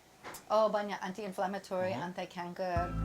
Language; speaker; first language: Indonesian; non-native, fluent; English